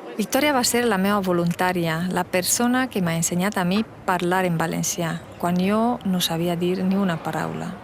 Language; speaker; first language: Catalan; non-native, fluent; Romanian